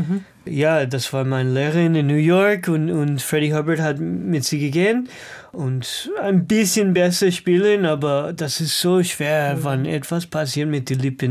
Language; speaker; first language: German; non-native, learner; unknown